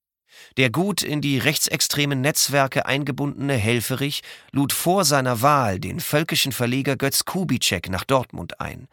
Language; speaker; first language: German; native; German